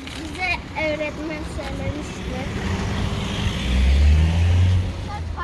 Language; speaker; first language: Turkish; early bilingual, heritage; Turkish